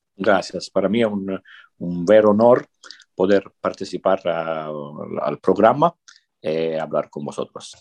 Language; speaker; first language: Spanish; non-native, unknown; Italian